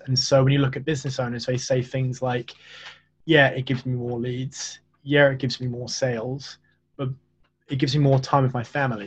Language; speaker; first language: English; native; English